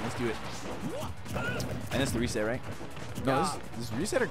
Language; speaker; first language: English; native; English